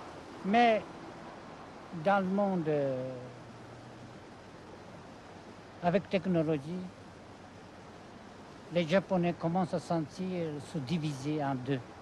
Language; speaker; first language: French; non-native, fluent; Japanese